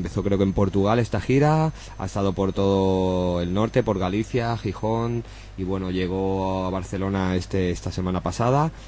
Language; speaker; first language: Spanish; native; Spanish